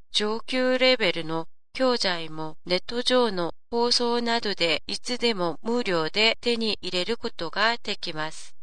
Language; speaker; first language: Japanese; non-native, fluent; Korean